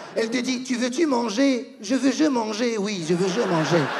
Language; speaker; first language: French; non-native, local second language; Arabic